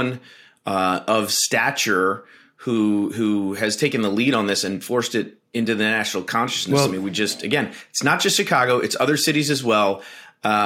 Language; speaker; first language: English; native; English